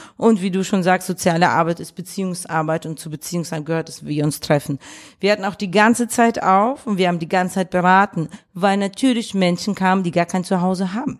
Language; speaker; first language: German; early bilingual, other home language; Russian